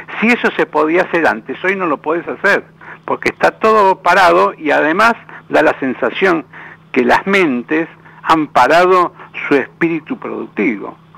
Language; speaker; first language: Spanish; native; Spanish